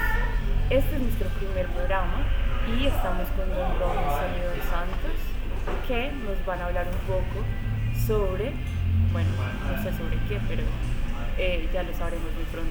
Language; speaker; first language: Spanish; native; Spanish